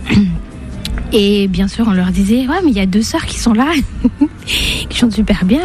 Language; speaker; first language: French; native; French